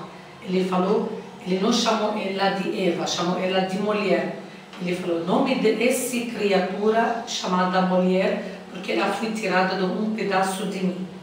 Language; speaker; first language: Portuguese; non-native, learner; Arabic